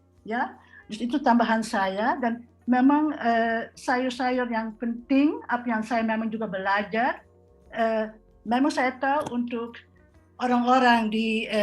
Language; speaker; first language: Indonesian; non-native, fluent; Dutch